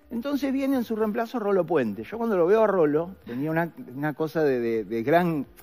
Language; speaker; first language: Spanish; native; Spanish